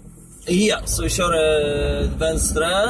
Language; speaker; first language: Swedish; non-native, learner; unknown